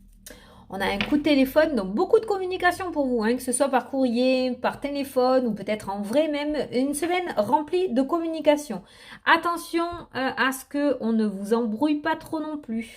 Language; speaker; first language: French; native; French